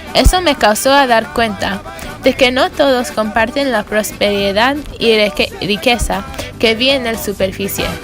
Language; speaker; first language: Spanish; non-native, learner; English